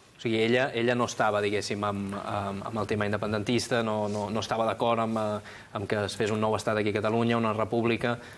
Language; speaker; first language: Catalan; native; Catalan